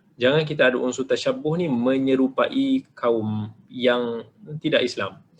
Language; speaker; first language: Malay; native; Malay